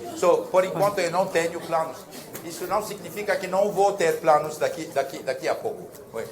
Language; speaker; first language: Portuguese; early bilingual, heritage; Portuguese